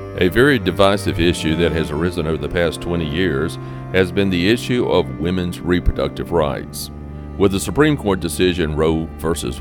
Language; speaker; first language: English; native; English